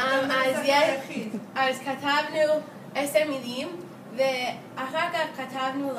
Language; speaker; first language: Hebrew; early bilingual, other home language; English